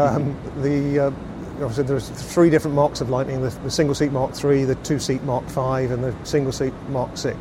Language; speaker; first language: English; native; English